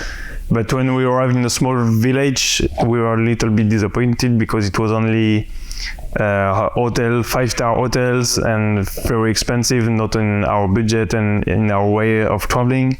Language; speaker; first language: English; non-native, fluent; French